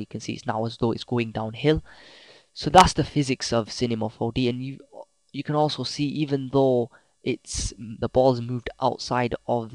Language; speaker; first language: English; native; English